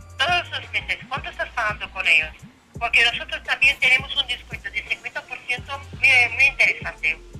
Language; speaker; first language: Spanish; non-native, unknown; French